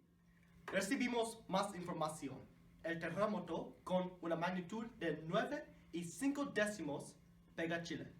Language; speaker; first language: Spanish; non-native, learner; English